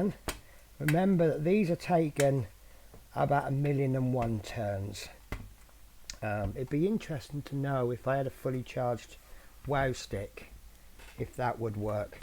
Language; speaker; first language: English; native; English